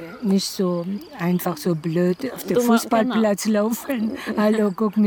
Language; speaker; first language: German; non-native, fluent; Persian